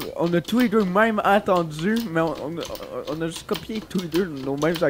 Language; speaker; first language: French; native; French